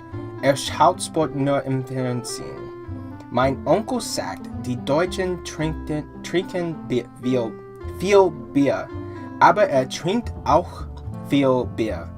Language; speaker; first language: German; non-native, learner; English